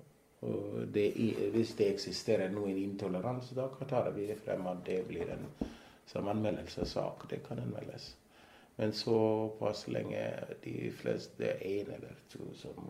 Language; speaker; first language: Norwegian; non-native, fluent; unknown